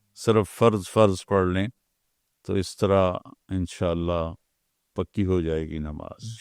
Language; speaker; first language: Urdu; non-native, local second language; Punjabi